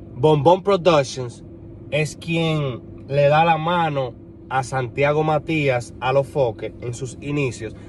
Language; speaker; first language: Spanish; native; Spanish